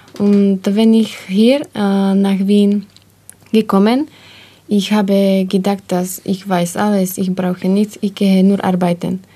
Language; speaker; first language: German; non-native, learner; Slovak